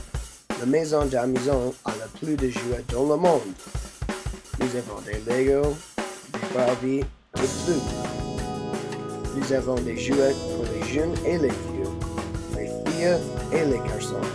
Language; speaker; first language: French; non-native, learner; English